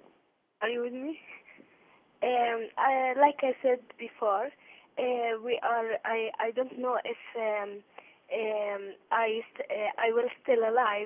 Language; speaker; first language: English; non-native, learner; Arabic